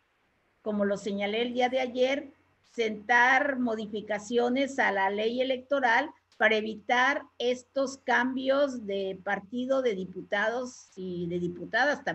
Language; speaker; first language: Spanish; native; Spanish